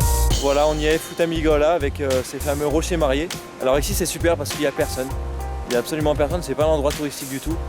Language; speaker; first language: French; native; French